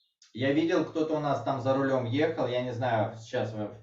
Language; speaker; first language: Russian; native; Russian